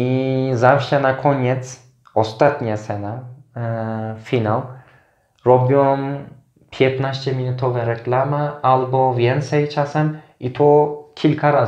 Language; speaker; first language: Polish; non-native, fluent; Turkish